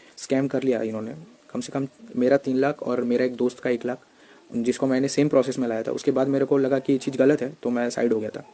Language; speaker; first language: Hindi; non-native, local second language; Bangla